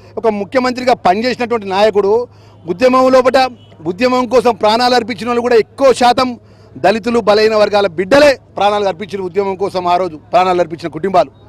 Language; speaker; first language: Telugu; native; Telugu